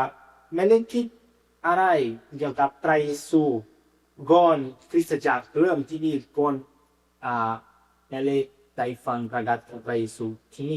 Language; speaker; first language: Thai; non-native, learner; Portuguese